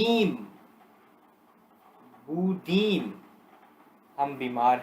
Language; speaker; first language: Persian; non-native, fluent; Urdu